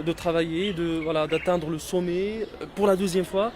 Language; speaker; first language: French; non-native, local second language; Arabic